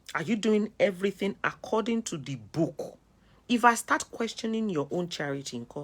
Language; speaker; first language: English; non-native, local second language; Yoruba